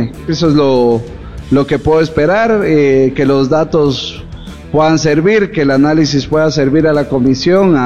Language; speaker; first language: Spanish; native; Spanish